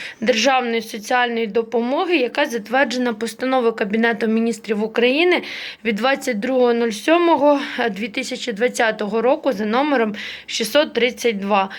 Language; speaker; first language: Ukrainian; native; Ukrainian